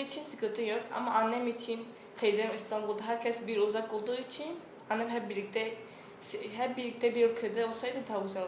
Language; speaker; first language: Turkish; early bilingual, other home language; Arabic